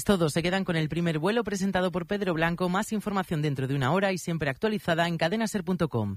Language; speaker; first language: Spanish; native; Spanish